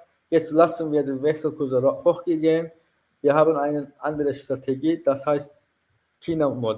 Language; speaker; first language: German; non-native, fluent; Turkish